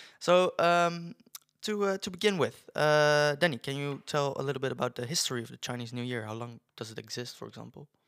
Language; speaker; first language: English; non-native, fluent; Dutch